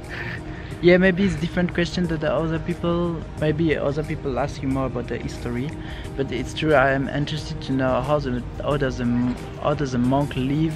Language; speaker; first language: English; non-native, fluent; French